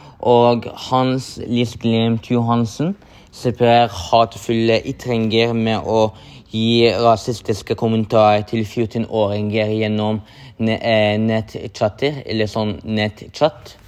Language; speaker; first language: Norwegian; non-native, local second language; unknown